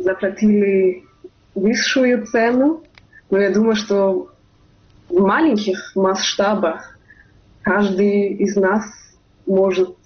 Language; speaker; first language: Russian; non-native, fluent; German